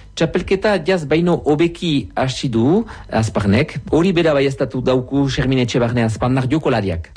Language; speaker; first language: Basque; native; Basque